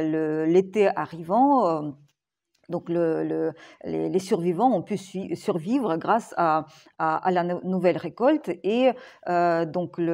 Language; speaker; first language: French; non-native, fluent; Ukrainian